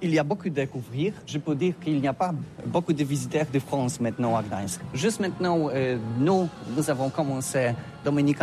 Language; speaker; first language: French; non-native, learner; Polish